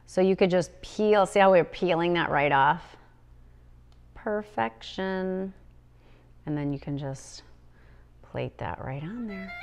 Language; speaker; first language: English; native; English